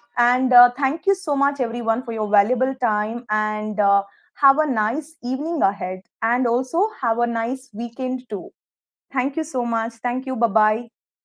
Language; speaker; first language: English; non-native, local second language; Telugu